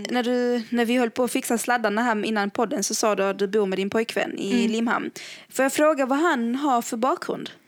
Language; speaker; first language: Swedish; early bilingual, other home language; Arabic